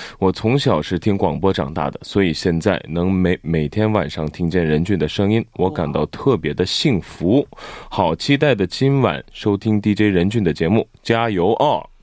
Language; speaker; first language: Chinese; non-native, fluent; Korean